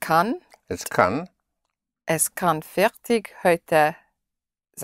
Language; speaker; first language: German; non-native, learner; English